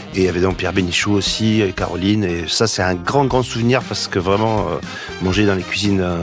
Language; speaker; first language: French; native; French